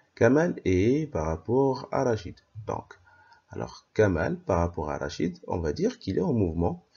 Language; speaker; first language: French; non-native, local second language; Arabic